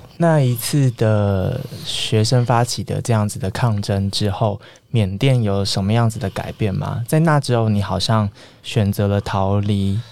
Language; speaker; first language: Chinese; native; Chinese